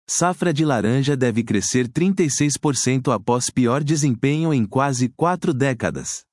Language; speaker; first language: Portuguese; native; Portuguese